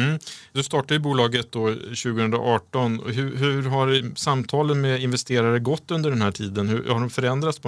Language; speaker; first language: Swedish; native; Swedish